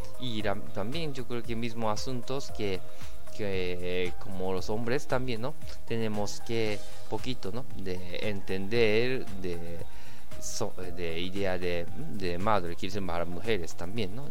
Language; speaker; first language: Spanish; non-native, learner; Japanese